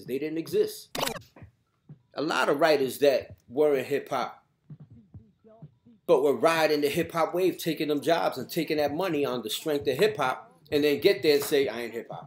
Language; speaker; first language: English; native; English